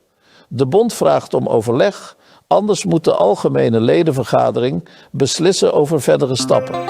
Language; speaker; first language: Dutch; native; Dutch